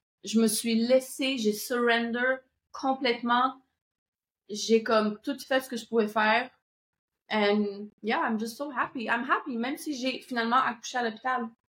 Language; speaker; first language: French; native; French